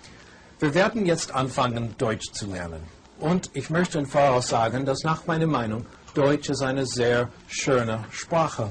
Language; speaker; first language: German; non-native, fluent; English